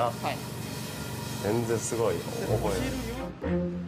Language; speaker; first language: Japanese; native; Japanese